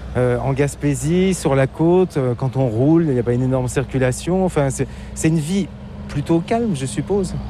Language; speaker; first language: French; native; French